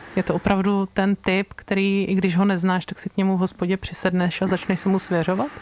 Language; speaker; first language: Czech; native; Czech